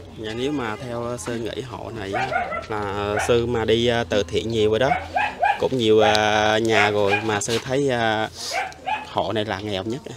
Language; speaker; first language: Vietnamese; non-native, local second language; Khmer